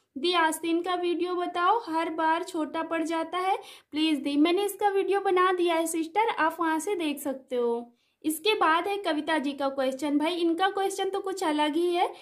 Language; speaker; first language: Hindi; native; Hindi